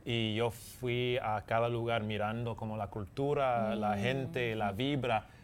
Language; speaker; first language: Spanish; non-native, learner; English